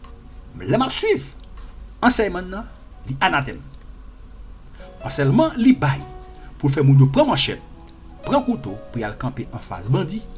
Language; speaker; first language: French; non-native, local second language; Haitian Creole